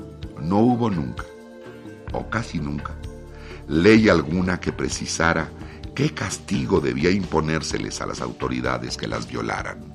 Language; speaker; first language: Spanish; native; Spanish